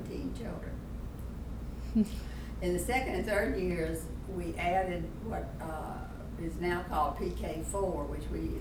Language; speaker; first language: English; native; English